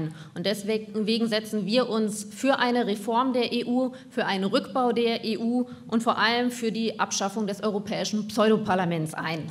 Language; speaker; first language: German; native; German